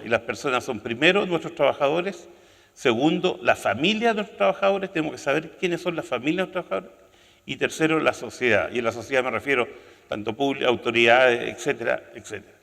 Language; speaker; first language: Spanish; native; Spanish